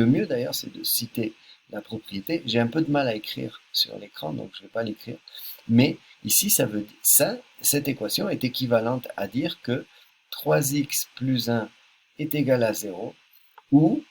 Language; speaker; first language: French; native; French